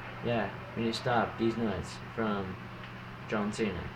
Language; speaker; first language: English; native; English